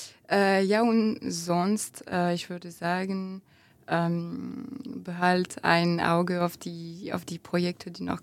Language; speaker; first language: German; non-native, fluent; French